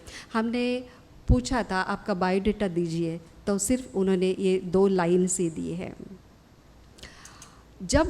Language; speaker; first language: Hindi; native; Hindi